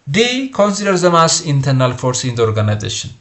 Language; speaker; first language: English; non-native, local second language; Amharic